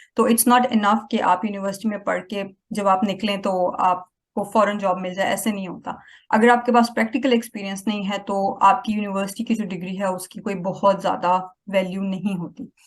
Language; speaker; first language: Urdu; native; Urdu